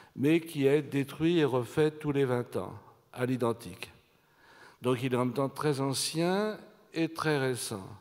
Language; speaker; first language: French; native; French